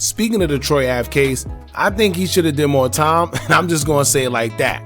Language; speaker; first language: English; native; English